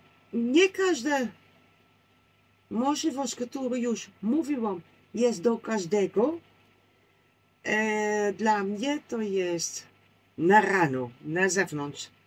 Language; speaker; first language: Polish; non-native, learner; Dutch